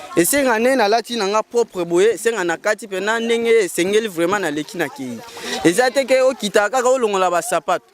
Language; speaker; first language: Lingala; native; Lingala